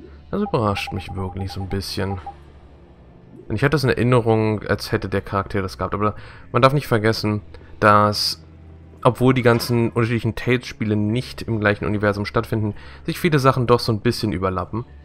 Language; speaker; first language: German; native; German